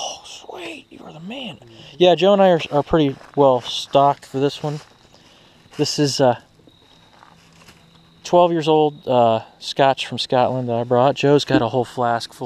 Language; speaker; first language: English; native; English